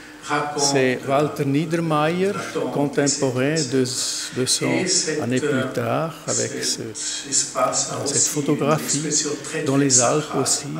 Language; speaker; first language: French; non-native, learner; German